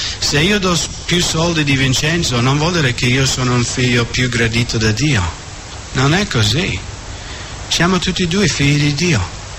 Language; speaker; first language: Italian; non-native, fluent; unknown